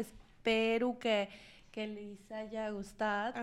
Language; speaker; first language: Catalan; non-native, learner; Spanish